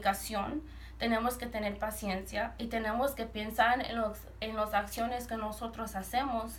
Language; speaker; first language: Spanish; early bilingual, heritage; Spanish